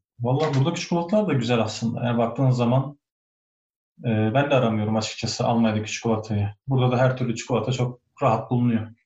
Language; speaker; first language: Turkish; early bilingual, heritage; Turkish